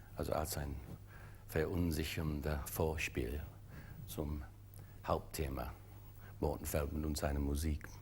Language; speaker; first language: German; non-native, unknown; English